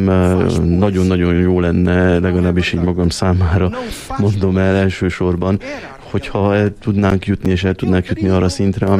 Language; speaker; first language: Hungarian; native; Hungarian